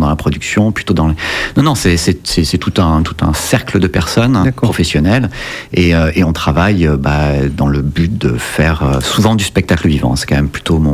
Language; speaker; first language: French; native; French